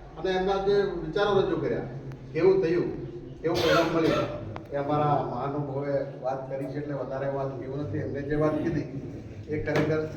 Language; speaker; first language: Gujarati; native; Gujarati